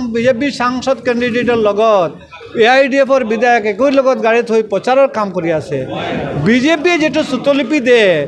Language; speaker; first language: Assamese; non-native, local second language; Bangla